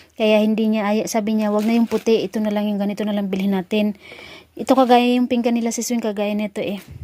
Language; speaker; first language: Filipino; native; Filipino